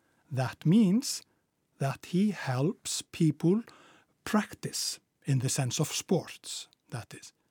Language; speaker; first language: English; non-native, fluent; Icelandic